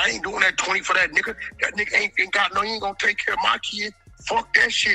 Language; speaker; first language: English; native; English